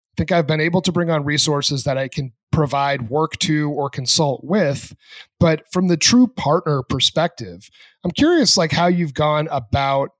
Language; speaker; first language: English; native; English